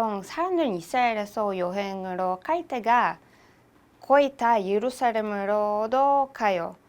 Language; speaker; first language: Korean; non-native, learner; Hebrew